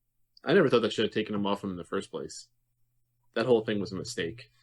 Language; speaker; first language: English; native; English